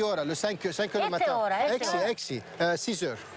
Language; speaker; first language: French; non-native, fluent; Greek